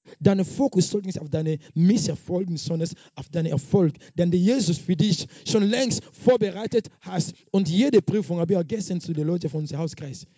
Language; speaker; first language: German; non-native, fluent; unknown